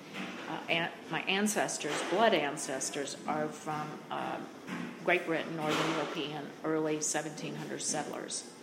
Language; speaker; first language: English; native; English